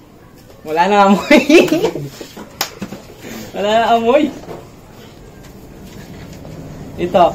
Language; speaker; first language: Filipino; non-native, local second language; Pampanga